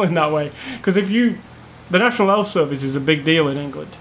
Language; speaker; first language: English; native; English